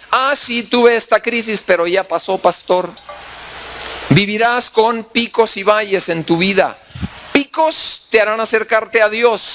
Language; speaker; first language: Spanish; native; Spanish